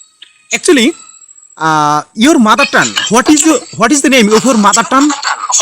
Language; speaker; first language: English; non-native, learner; Bangla